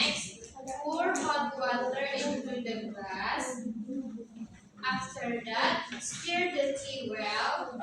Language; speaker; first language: English; non-native, learner; Indonesian